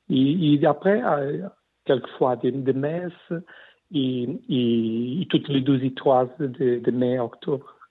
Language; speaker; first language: French; non-native, learner; Portuguese